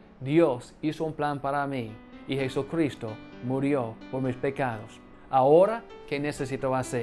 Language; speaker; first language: Spanish; non-native, fluent; English